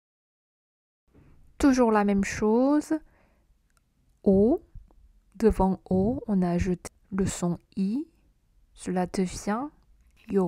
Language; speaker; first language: French; non-native, fluent; Korean